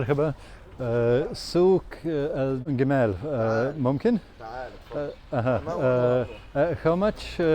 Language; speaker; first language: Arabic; non-native, learner; Latvian